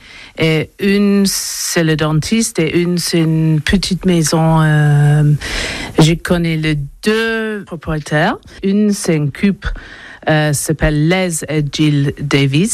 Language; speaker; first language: French; non-native, learner; English